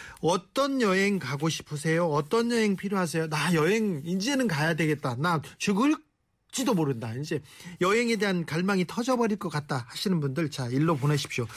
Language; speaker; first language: Korean; native; Korean